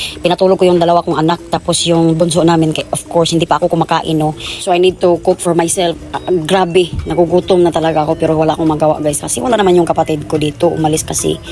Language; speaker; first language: Filipino; non-native, local second language; Cebuano